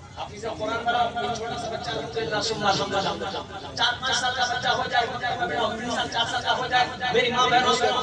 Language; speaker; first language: Urdu; native; Urdu